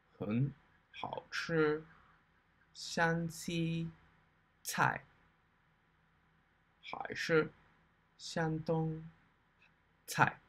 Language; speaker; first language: Chinese; non-native, learner; English